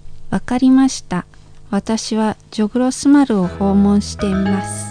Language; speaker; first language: Japanese; non-native, fluent; Indonesian